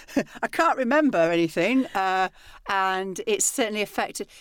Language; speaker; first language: English; native; English